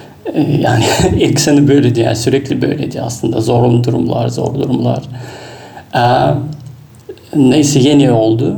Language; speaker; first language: Turkish; non-native, fluent; Russian